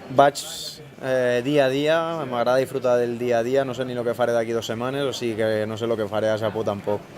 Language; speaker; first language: Catalan; non-native, local second language; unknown